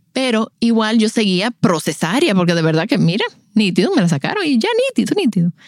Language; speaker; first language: Spanish; native; Spanish